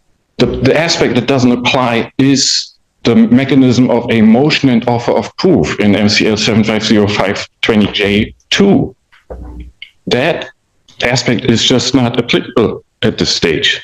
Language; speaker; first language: English; native; English